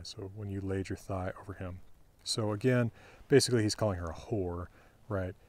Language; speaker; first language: English; native; English